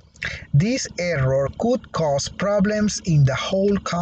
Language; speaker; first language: English; non-native, fluent; Spanish